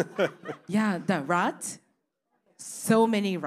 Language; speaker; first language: English; non-native, learner; Japanese